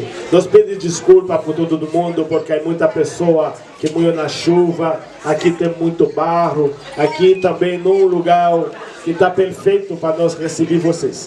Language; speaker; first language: Portuguese; non-native, learner; Haitian Creole